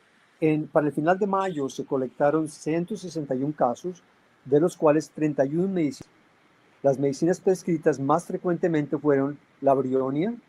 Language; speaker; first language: Spanish; native; Spanish